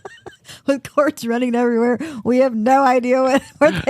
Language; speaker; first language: English; native; English